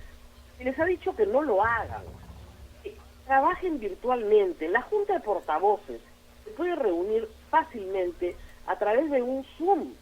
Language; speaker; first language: Spanish; native; Spanish